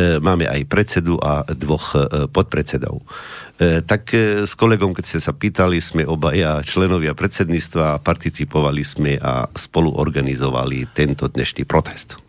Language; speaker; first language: Slovak; non-native, fluent; Arabic